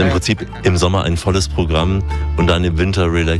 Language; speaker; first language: German; native; German